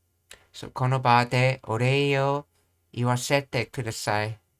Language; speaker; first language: Japanese; non-native, learner; English